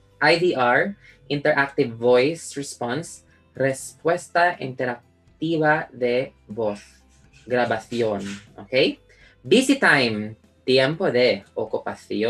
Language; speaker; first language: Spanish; non-native, learner; Filipino